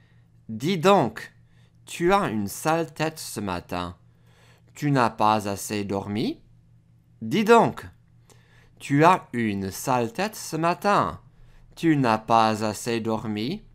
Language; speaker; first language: French; non-native, fluent; English